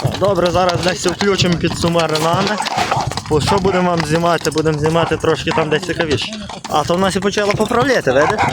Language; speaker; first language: Ukrainian; native; Ukrainian